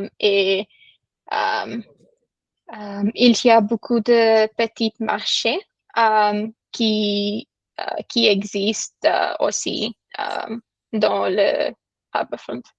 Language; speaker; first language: French; non-native, learner; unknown